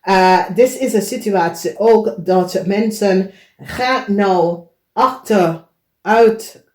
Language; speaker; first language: Dutch; non-native, learner; English